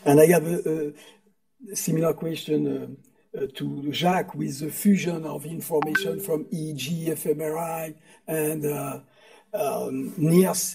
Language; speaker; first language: English; non-native, fluent; French